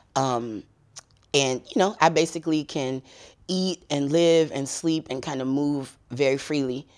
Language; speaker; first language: English; native; English